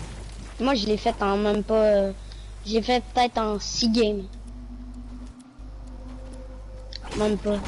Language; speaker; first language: French; native; French